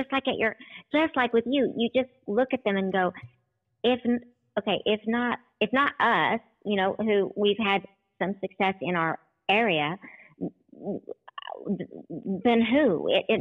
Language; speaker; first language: English; native; English